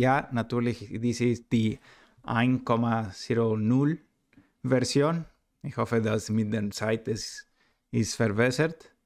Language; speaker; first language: German; non-native, learner; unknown